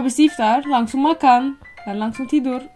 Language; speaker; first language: Indonesian; non-native, fluent; Turkish